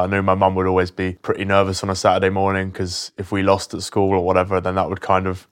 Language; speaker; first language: English; native; English